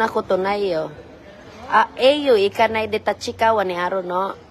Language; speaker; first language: Japanese; non-native, learner; Filipino